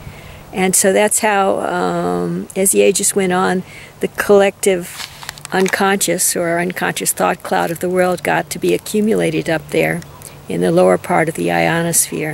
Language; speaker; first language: English; native; English